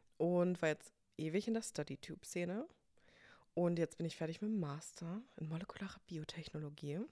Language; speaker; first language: German; early bilingual, other home language; English